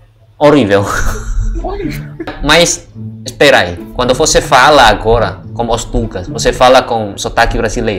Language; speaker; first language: Portuguese; non-native, learner; Indonesian